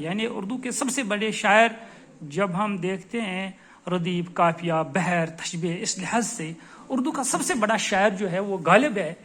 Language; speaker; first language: Urdu; non-native, local second language; Kashmiri